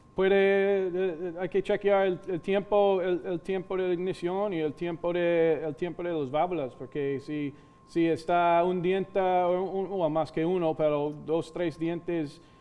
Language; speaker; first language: Spanish; non-native, fluent; English